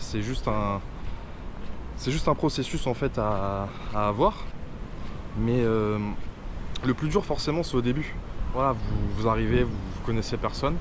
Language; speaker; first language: French; native; French